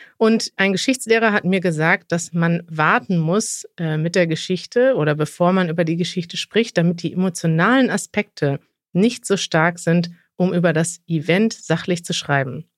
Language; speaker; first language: German; native; German